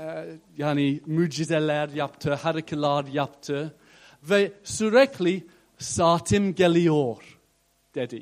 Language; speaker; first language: Turkish; non-native, fluent; English